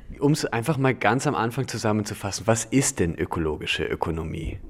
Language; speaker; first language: German; native; German